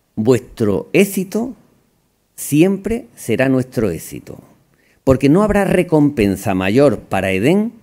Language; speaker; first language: Spanish; native; Spanish